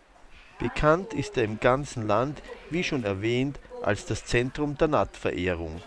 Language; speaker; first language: German; native; German